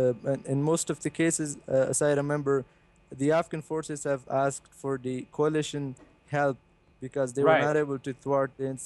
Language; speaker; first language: English; non-native, fluent; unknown